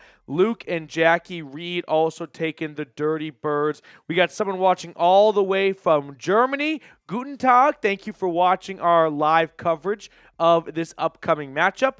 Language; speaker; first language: English; native; English